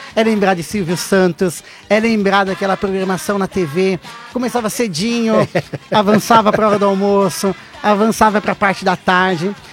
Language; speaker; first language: Portuguese; native; Portuguese